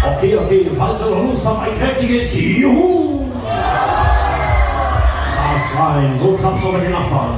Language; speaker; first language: German; native; German